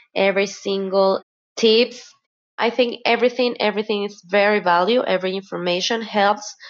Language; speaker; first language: English; non-native, fluent; Spanish